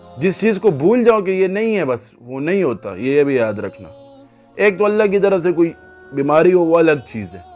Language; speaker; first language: Urdu; non-native, local second language; Pashto